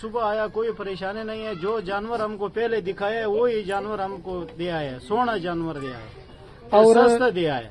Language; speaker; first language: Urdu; non-native, local second language; Pashto